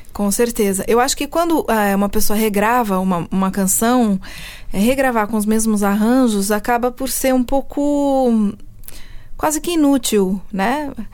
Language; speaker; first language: Portuguese; early bilingual, heritage; Portuguese